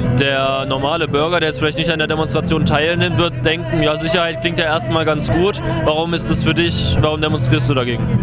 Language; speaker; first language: German; native; German